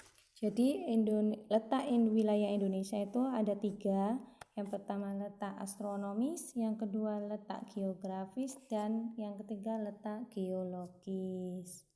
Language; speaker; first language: Indonesian; native; Indonesian